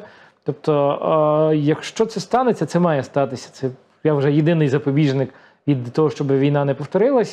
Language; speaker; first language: Ukrainian; native; Ukrainian